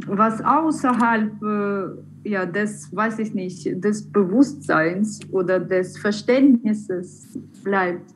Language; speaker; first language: German; non-native, fluent; Ukrainian